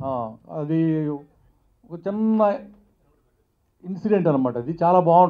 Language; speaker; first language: Telugu; native; Telugu